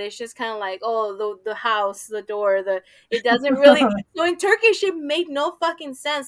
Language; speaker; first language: English; native; English